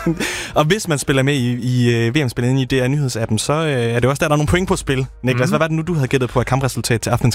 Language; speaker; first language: Danish; native; Danish